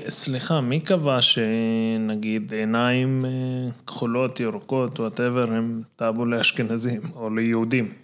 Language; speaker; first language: Hebrew; non-native, local second language; Arabic